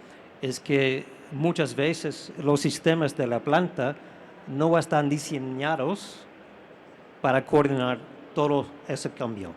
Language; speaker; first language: Spanish; non-native, fluent; English